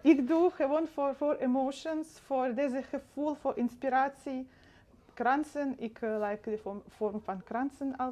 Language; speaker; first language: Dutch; non-native, learner; Russian